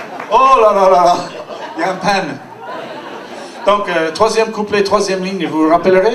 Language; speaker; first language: French; non-native, fluent; English